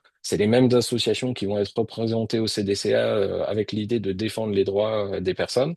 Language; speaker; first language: French; native; French